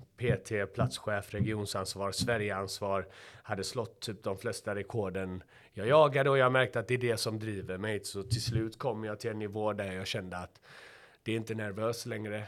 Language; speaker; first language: Swedish; early bilingual, other home language; Persian